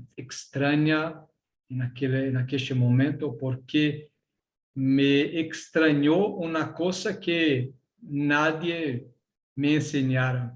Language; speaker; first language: Spanish; non-native, learner; Portuguese